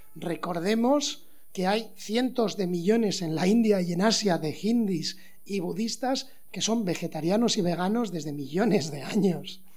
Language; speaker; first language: Spanish; native; Spanish